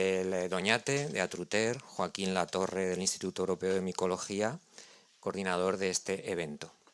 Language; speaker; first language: Spanish; native; Spanish